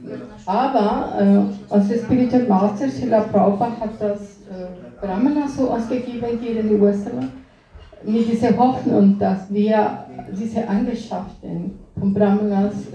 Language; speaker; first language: German; non-native, fluent; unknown